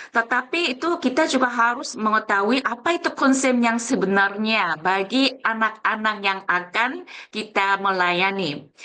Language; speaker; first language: Indonesian; non-native, fluent; Korean